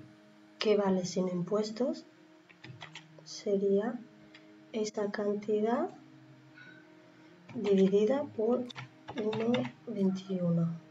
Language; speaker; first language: Spanish; native; Spanish